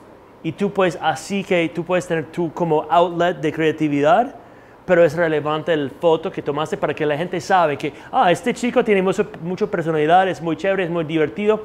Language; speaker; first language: Spanish; non-native, fluent; English